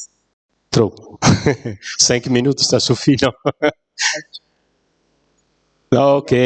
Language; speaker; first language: French; non-native, fluent; Italian